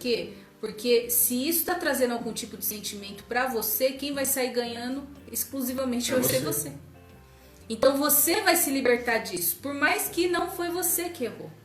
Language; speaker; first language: Portuguese; native; Portuguese